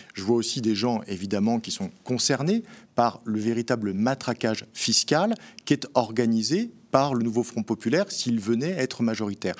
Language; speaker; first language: French; native; French